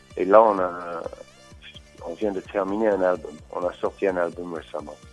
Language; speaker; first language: French; non-native, fluent; English